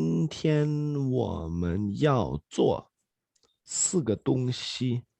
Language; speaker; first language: Chinese; non-native, fluent; Swedish